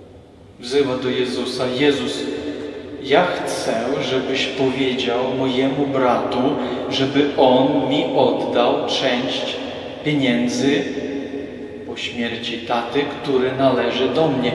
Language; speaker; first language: Polish; non-native, local second language; Ukrainian